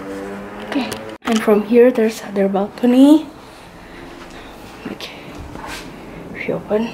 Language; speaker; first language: English; non-native, fluent; Indonesian